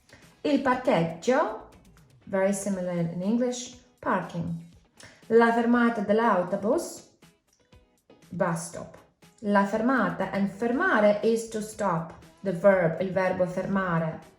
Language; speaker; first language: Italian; non-native, fluent; English